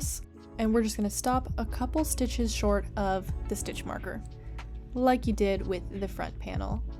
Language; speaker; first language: English; native; English